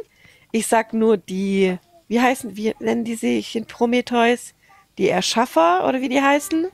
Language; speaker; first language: German; native; German